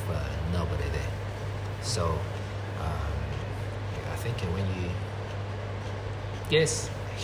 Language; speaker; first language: English; non-native, learner; Chinese